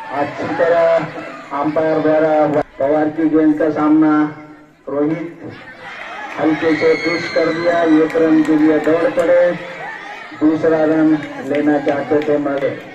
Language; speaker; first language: Hindi; non-native, local second language; Marathi